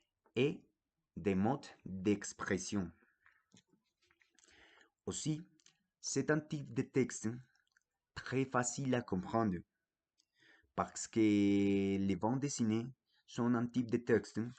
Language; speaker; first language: French; non-native, fluent; Spanish